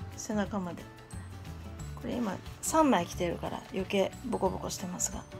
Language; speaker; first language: Japanese; native; Japanese